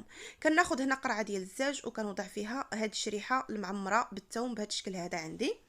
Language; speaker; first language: Arabic; native; Arabic